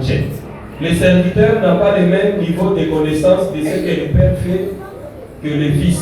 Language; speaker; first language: French; non-native, local second language; Bambara